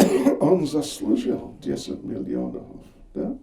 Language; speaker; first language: Russian; non-native, learner; English